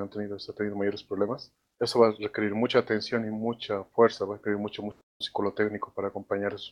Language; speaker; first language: Spanish; native; Spanish